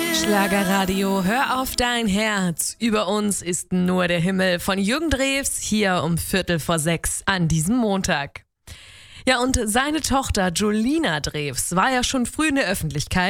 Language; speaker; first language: German; native; German